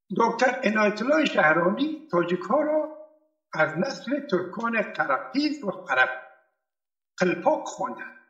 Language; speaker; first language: Persian; native; Persian